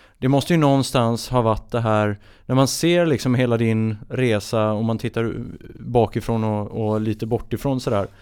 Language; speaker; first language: Swedish; native; Swedish